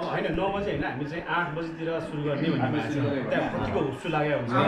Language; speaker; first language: Nepali; native; Nepali